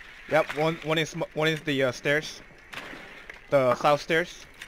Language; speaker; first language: English; early bilingual, other home language; Korean